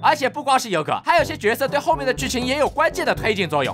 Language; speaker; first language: Chinese; native; Chinese